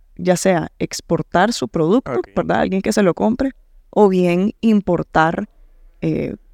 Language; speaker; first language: Spanish; native; Spanish